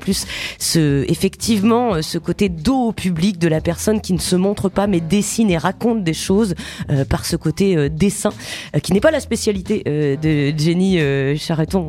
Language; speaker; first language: French; native; French